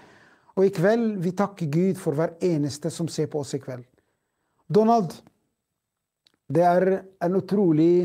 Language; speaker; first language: Norwegian; non-native, fluent; Arabic